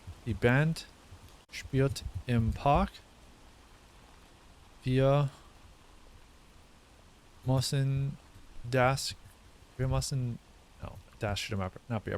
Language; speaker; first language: German; non-native, learner; English